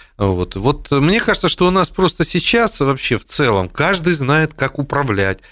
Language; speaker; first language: Russian; native; Russian